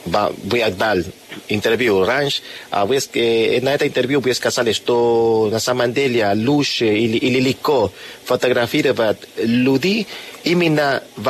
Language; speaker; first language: Russian; non-native, learner; Spanish